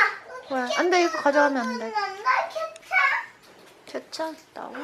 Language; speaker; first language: Korean; early bilingual, heritage; Korean